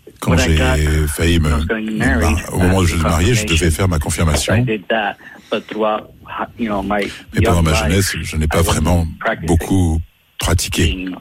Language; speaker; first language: French; non-native, fluent; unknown